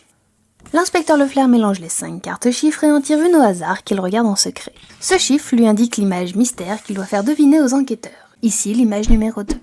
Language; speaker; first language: French; native; French